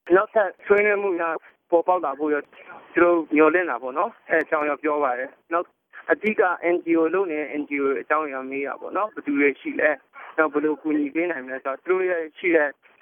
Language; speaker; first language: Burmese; non-native, local second language; Kachin